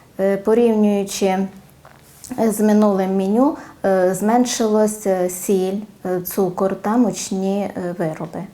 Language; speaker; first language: Ukrainian; native; Ukrainian